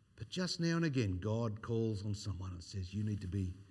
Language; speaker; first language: English; native; English